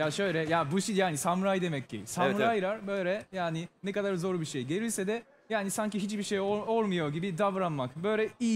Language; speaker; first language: Turkish; non-native, fluent; Japanese